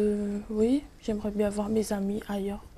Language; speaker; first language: French; non-native, local second language; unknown